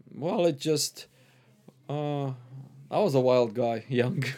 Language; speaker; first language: English; non-native, fluent; Hungarian